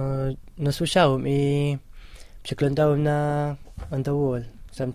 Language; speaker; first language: Polish; non-native, learner; Hebrew